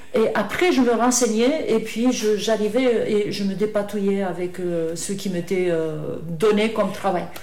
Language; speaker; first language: French; non-native, fluent; Romanian